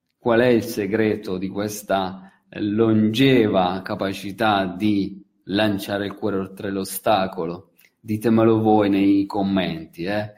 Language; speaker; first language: Italian; native; Italian